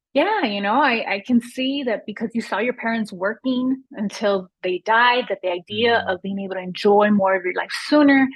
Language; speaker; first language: English; native; English